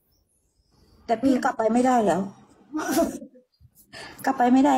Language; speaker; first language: Thai; non-native, fluent; Korean